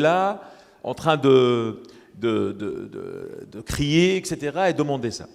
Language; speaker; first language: French; non-native, local second language; Arabic